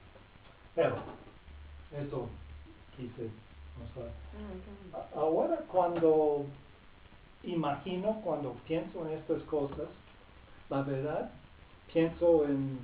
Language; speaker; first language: Spanish; non-native, fluent; English